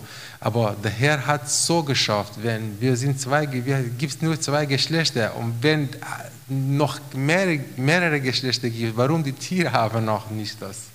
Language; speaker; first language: German; non-native, fluent; Romanian